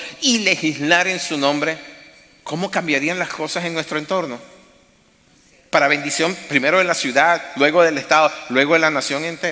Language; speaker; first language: Spanish; native; Spanish